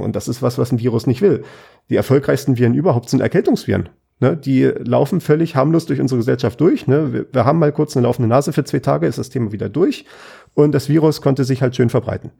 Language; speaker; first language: German; native; German